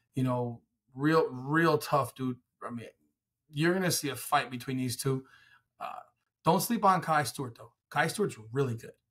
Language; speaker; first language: English; early bilingual, other home language; Spanish